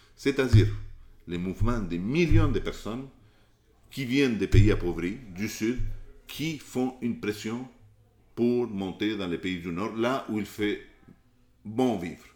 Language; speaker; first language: French; non-native, fluent; Spanish